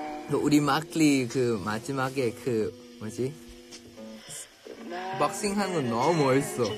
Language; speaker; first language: Korean; non-native, fluent; Thai